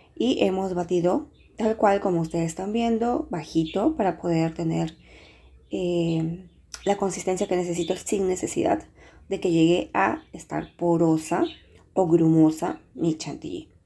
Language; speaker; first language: Spanish; native; Spanish